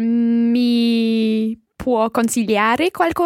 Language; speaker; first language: Italian; non-native, learner; English